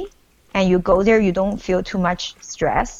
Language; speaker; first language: English; non-native, fluent; Chinese